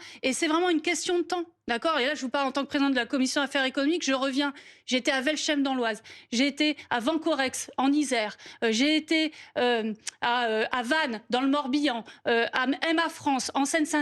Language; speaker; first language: French; native; French